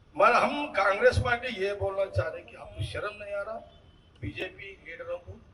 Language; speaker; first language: Hindi; non-native, local second language; Telugu